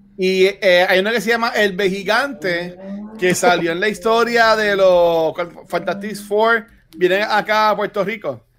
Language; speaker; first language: Spanish; native; Spanish